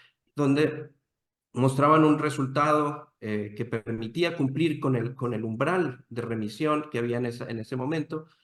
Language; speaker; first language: Spanish; native; Spanish